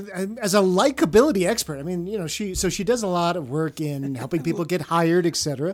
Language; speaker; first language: English; native; English